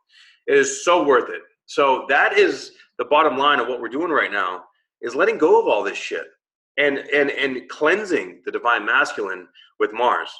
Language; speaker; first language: English; native; English